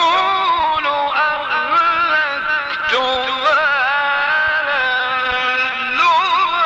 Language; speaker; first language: Arabic; native; Arabic